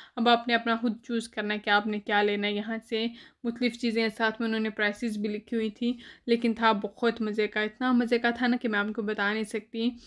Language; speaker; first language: Urdu; native; Urdu